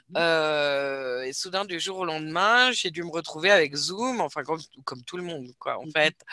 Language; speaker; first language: French; native; French